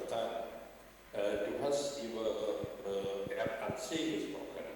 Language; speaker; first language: German; non-native, fluent; Indonesian